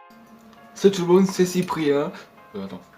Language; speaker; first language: French; native; French